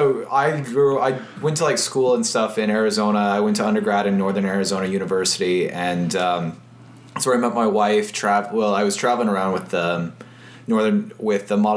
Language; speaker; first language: English; native; English